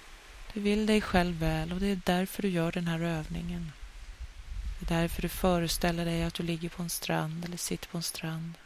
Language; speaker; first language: Swedish; native; Swedish